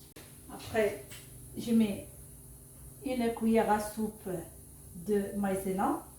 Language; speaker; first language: French; non-native, local second language; Arabic